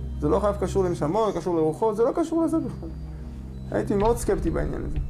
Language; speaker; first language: Hebrew; native; Hebrew